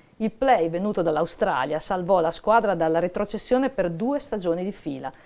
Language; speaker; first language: Italian; native; Italian